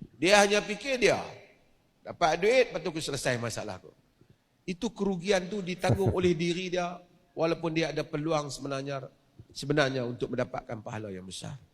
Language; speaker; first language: Malay; native; Malay